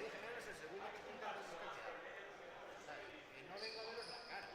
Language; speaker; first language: Spanish; native; Spanish